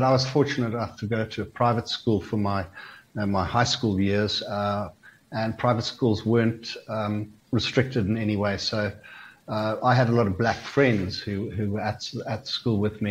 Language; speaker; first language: English; native; English